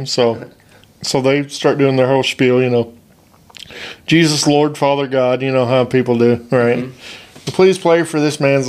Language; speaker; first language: English; native; English